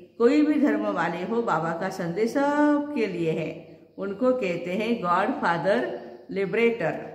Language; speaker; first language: Hindi; non-native, local second language; Marathi